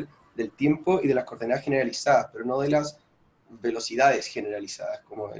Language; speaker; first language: Spanish; native; Spanish